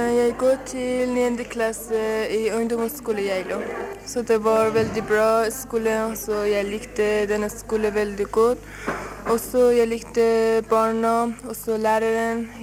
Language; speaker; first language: Norwegian; non-native, learner; Persian